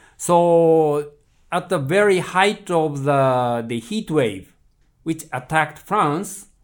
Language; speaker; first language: English; non-native, fluent; Japanese